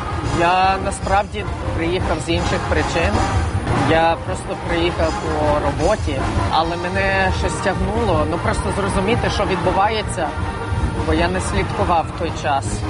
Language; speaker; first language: Ukrainian; non-native, fluent; English